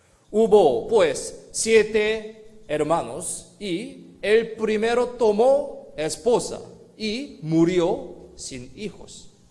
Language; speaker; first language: Spanish; non-native, fluent; Korean